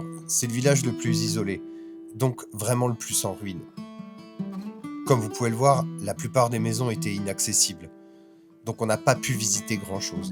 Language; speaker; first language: French; native; French